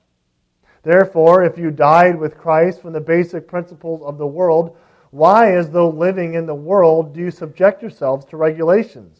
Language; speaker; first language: English; native; English